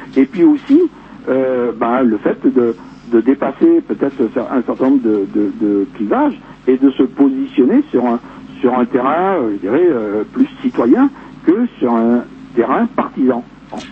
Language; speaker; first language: French; native; French